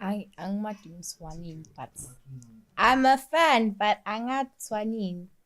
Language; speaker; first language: English; non-native, local second language; Swati